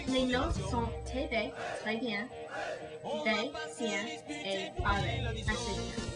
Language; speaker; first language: French; non-native, learner; English